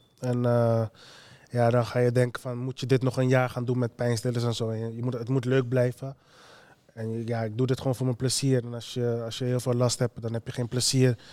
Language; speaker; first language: Dutch; native; Dutch